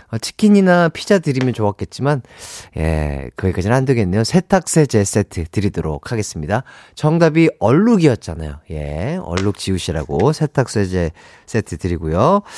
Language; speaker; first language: Korean; native; Korean